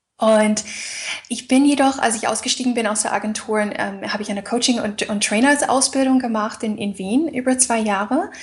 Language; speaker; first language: German; non-native, fluent; English